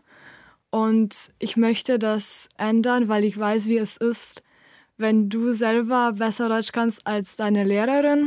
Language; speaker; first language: German; non-native, fluent; Slovenian